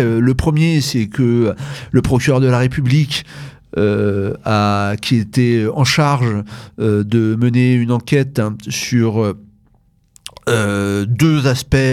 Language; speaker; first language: French; native; French